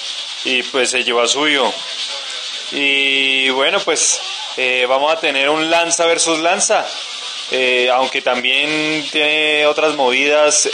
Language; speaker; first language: Spanish; native; Spanish